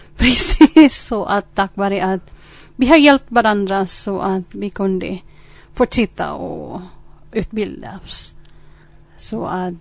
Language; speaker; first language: Swedish; non-native, fluent; Filipino